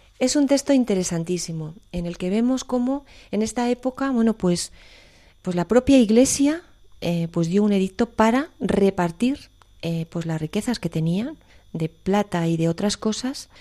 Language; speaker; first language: Spanish; native; Spanish